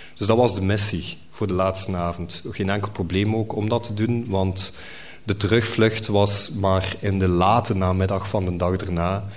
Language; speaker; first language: Dutch; native; Dutch